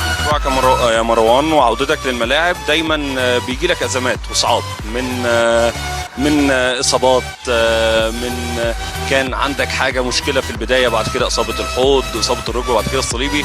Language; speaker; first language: Arabic; native; Arabic